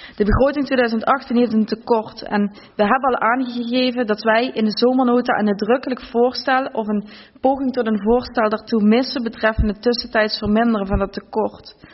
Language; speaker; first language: Dutch; native; Dutch